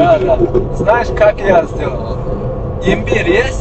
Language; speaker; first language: Russian; non-native, learner; Uzbek